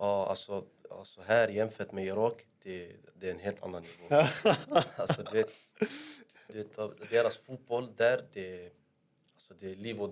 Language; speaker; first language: Swedish; early bilingual, other home language; Arabic